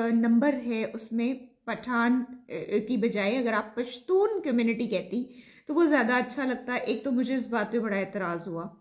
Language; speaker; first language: Urdu; native; Urdu